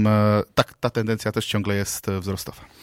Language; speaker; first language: Polish; native; Polish